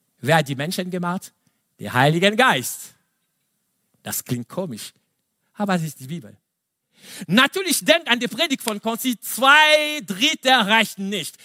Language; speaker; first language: German; non-native, fluent; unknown